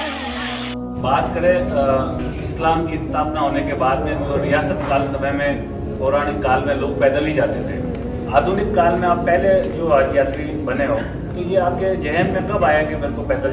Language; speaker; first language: Hindi; native; Hindi